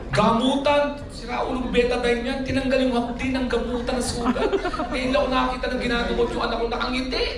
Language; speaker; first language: Filipino; native; Filipino